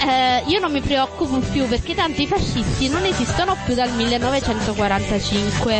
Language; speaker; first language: Italian; native; Italian